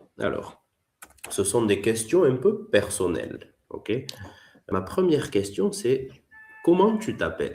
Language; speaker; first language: French; native; French